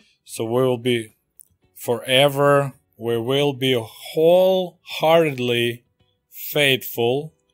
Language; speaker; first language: English; non-native, fluent; Russian